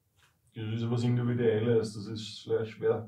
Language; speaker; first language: German; native; German